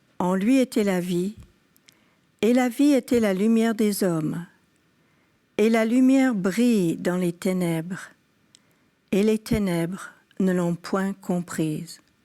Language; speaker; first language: French; early bilingual, other home language; English